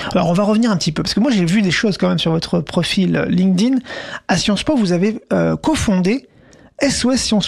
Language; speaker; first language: French; native; French